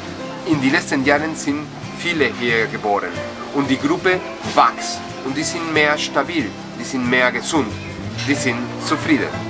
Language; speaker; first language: German; non-native, learner; Spanish